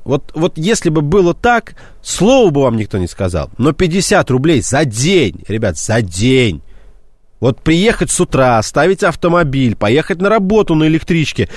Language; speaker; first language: Russian; native; Russian